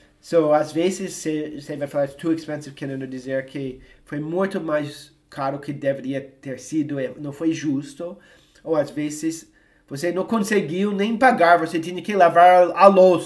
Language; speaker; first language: Portuguese; non-native, fluent; English